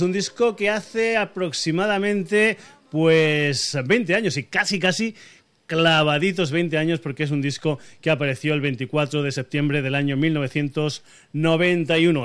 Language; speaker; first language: Spanish; native; Spanish